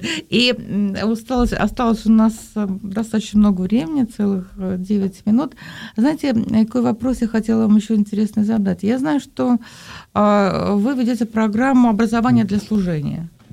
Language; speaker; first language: Russian; native; Russian